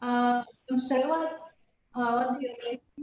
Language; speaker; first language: English; non-native, learner; Indonesian